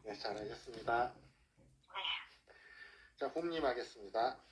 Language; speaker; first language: Korean; native; Korean